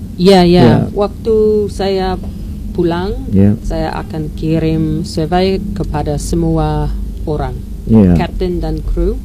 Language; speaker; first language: Indonesian; non-native, fluent; English